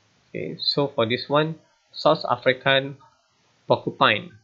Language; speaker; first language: English; non-native, local second language; Malay